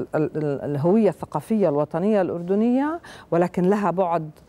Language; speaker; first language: Arabic; native; Arabic